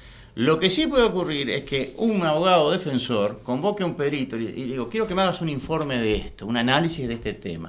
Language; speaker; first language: Spanish; native; Spanish